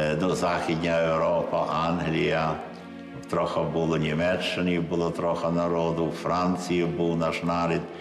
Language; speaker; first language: Ukrainian; early bilingual, heritage; Ukrainian